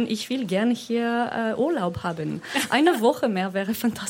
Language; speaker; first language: German; non-native, fluent; French